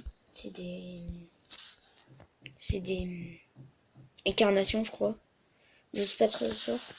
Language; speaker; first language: French; native; French